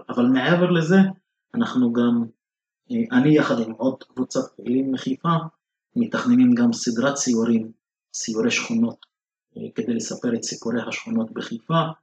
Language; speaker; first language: Hebrew; non-native, local second language; Arabic